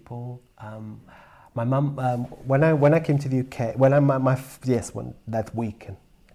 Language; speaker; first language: English; non-native, fluent; Portuguese